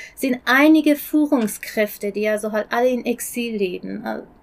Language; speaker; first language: German; non-native, fluent; Persian